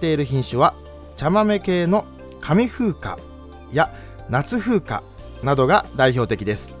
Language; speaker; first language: Japanese; native; Japanese